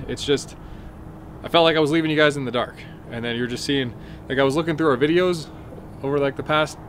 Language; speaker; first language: English; native; English